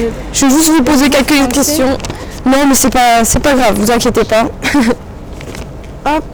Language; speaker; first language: French; native; French